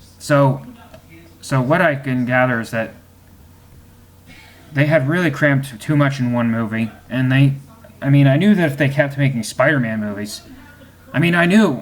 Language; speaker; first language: English; native; English